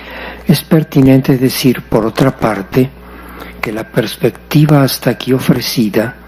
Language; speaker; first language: Spanish; native; Spanish